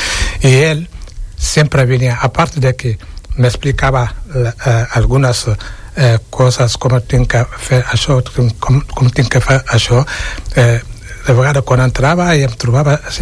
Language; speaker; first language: Catalan; non-native, fluent; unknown